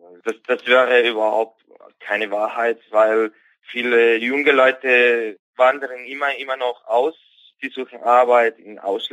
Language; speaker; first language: German; non-native, fluent; Spanish